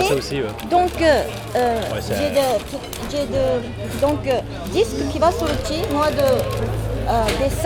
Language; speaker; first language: French; non-native, learner; Japanese